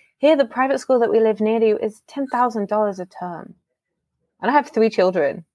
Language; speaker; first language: English; native; English